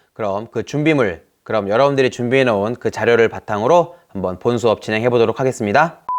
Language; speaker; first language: Korean; native; Korean